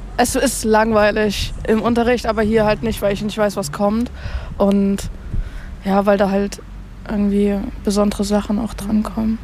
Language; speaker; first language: German; native; German